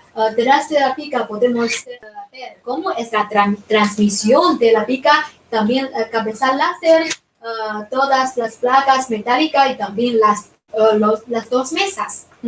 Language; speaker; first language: Spanish; non-native, fluent; Chinese